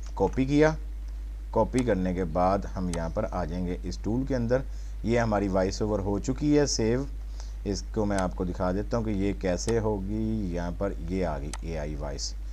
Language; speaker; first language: Urdu; non-native, local second language; Punjabi